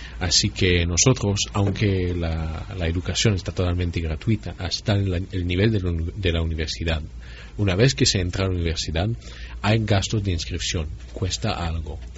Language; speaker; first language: Spanish; non-native, fluent; French